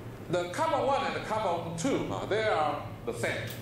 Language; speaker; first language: English; non-native, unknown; Chinese